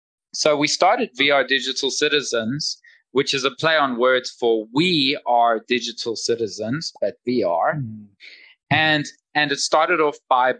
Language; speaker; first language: English; native; English